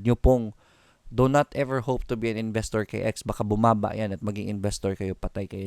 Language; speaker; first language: Filipino; native; Filipino